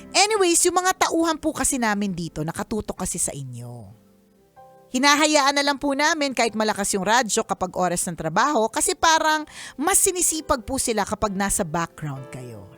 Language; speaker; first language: Filipino; native; Filipino